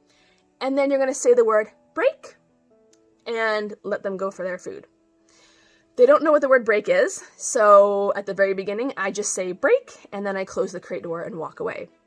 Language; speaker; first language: English; native; English